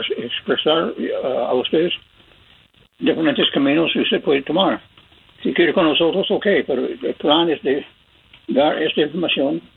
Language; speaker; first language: Spanish; non-native, learner; English